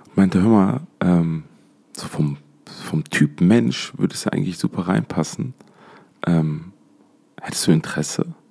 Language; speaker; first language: German; native; German